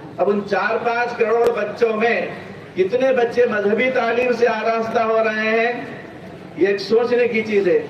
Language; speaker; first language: Urdu; native; Urdu